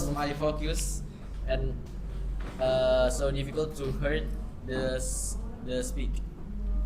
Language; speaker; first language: English; non-native, learner; Indonesian